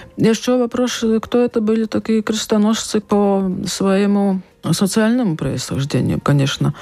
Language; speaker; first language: Russian; non-native, local second language; Latvian